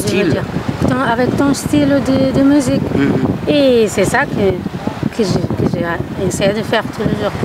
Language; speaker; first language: French; non-native, learner; Kabuverdianu